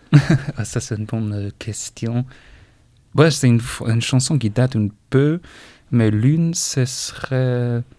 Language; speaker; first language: French; non-native, fluent; German